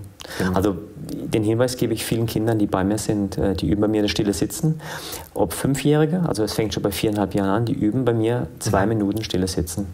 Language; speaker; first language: German; early bilingual, other home language; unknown